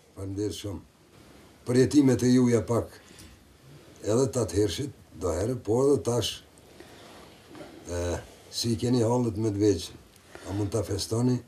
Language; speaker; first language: Albanian; native; Albanian